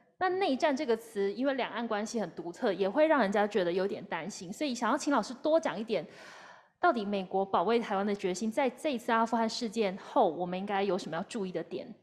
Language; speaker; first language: Chinese; native; Chinese